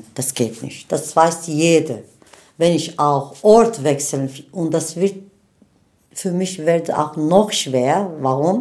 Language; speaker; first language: German; non-native, fluent; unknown